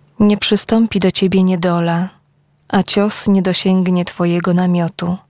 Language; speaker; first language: Polish; native; Polish